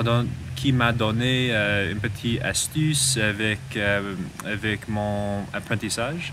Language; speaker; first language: French; non-native, learner; English